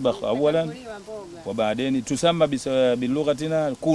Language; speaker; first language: Arabic; non-native, fluent; Swahili